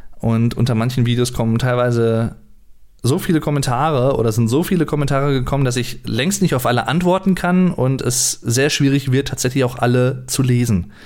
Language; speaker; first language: German; native; German